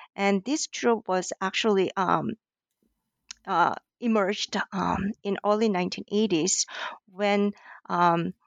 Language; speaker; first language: English; non-native, fluent; Korean